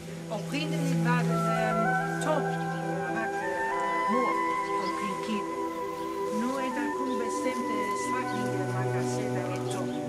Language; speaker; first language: Danish; non-native, fluent; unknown